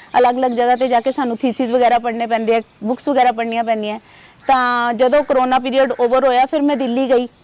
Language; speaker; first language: Punjabi; non-native, local second language; Hindi